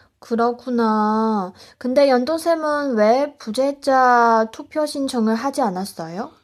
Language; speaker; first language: Korean; non-native, fluent; Chinese